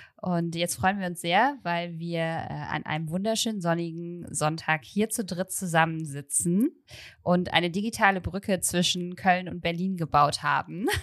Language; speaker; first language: German; native; German